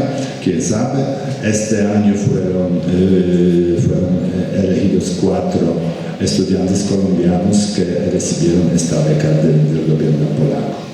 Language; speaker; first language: Spanish; non-native, fluent; Polish